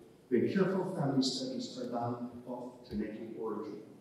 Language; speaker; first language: English; non-native, fluent; German